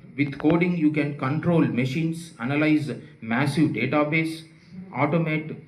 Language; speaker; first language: English; non-native, local second language; Telugu